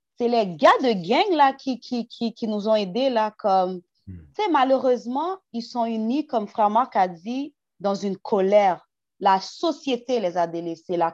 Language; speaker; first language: French; early bilingual, heritage; French